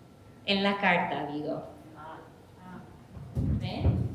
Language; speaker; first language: Spanish; early bilingual, heritage; English